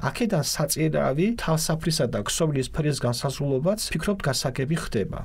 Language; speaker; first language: Georgian; non-native, local second language; Mingrelian